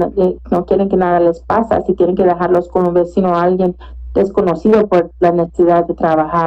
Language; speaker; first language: Spanish; early bilingual, heritage; Spanish